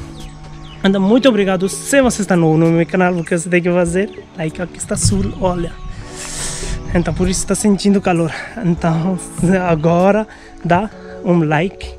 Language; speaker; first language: Portuguese; non-native, learner; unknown